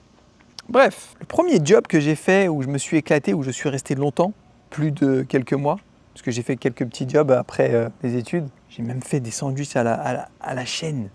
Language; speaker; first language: French; native; French